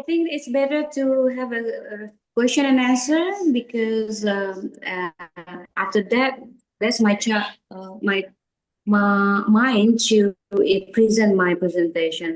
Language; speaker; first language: English; non-native, fluent; Indonesian